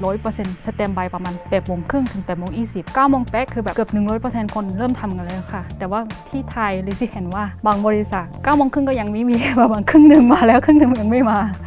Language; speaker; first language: Thai; non-native, fluent; Korean